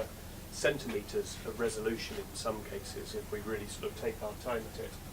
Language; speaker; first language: English; native; English